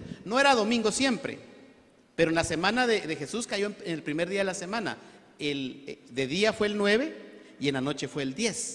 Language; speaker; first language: Spanish; native; Spanish